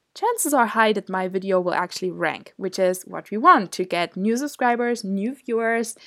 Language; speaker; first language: English; non-native, fluent; German